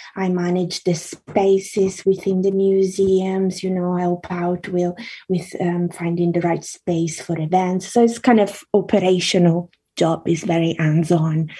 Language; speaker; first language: English; early bilingual, other home language; Italian